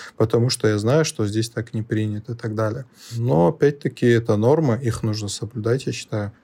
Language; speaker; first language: Russian; non-native, local second language; Lezghian